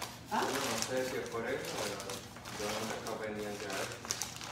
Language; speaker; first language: Spanish; native; Spanish